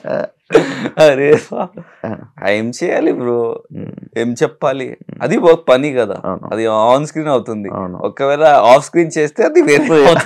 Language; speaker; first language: Telugu; non-native, learner; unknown